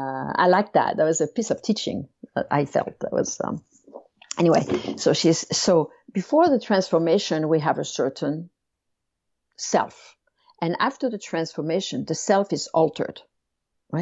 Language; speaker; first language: English; non-native, fluent; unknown